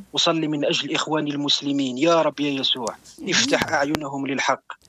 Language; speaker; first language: Arabic; non-native, local second language; Berber languages